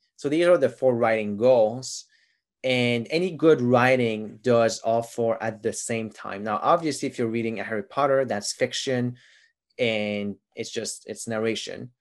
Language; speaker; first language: English; non-native, fluent; French